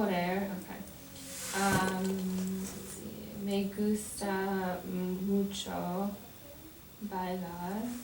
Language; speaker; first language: Spanish; non-native, learner; English